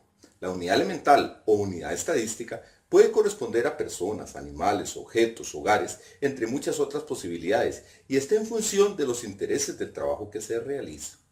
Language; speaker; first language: Spanish; native; Spanish